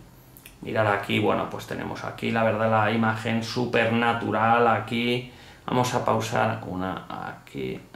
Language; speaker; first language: Spanish; native; Spanish